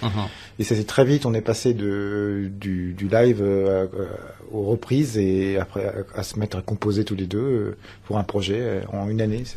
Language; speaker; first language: French; native; French